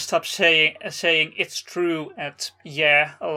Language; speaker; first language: English; non-native, fluent; Dutch